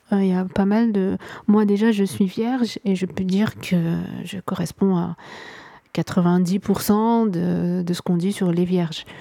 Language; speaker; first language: French; non-native, local second language; Arabic